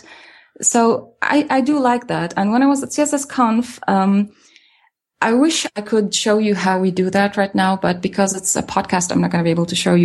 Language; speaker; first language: English; non-native, fluent; Arabic